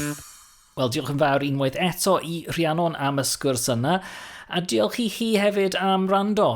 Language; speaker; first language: Welsh; non-native, fluent; English